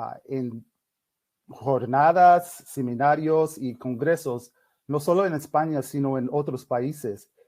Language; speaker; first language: Spanish; non-native, fluent; English